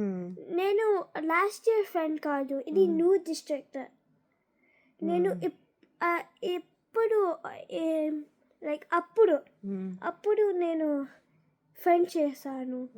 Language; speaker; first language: Telugu; early bilingual, heritage; Telugu